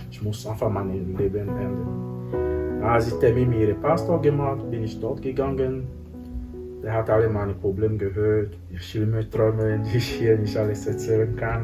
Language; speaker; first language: German; non-native, fluent; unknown